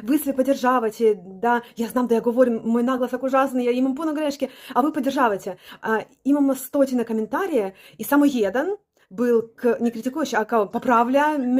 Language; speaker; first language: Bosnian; non-native, learner; Russian